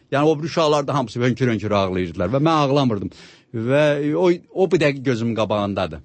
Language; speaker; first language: Azerbaijani; native; Azerbaijani